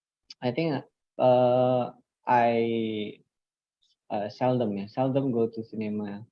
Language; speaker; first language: English; non-native, learner; Indonesian